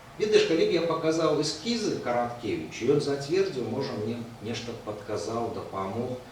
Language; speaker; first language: Belarusian; native; Belarusian